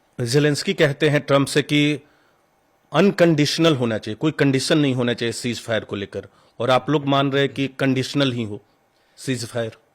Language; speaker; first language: Hindi; native; Hindi